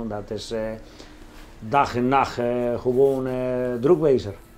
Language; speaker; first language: Dutch; non-native, learner; Spanish